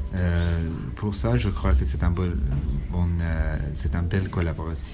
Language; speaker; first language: French; non-native, learner; Persian